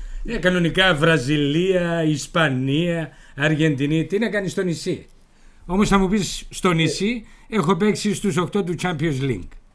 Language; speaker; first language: Greek; native; Greek